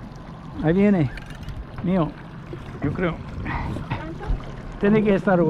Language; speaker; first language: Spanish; non-native, learner; English